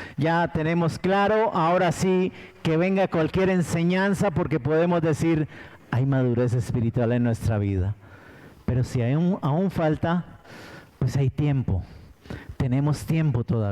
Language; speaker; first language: Spanish; native; Spanish